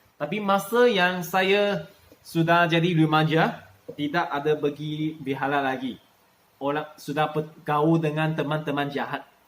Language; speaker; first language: Malay; non-native, local second language; Chinese